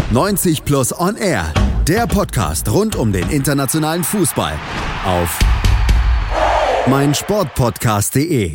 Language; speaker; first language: German; native; German